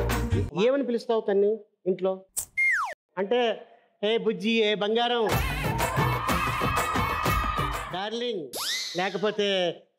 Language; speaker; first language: Telugu; native; Telugu